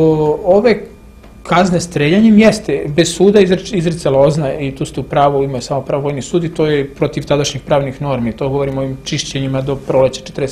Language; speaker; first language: Serbian; native; Serbian